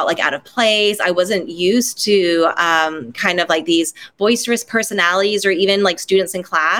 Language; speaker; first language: English; non-native, local second language; Cantonese